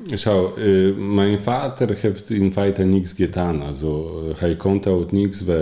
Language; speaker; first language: Dutch; non-native, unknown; Polish